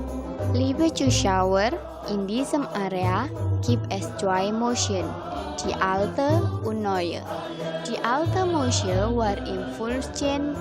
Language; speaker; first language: German; non-native, learner; Indonesian